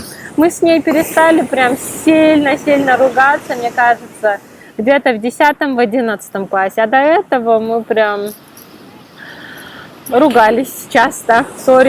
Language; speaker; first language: Russian; non-native, local second language; Kyrgyz